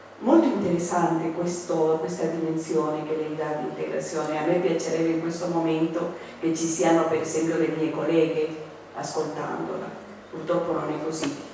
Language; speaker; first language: Italian; non-native, fluent; Spanish